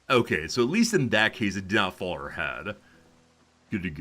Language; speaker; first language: English; native; English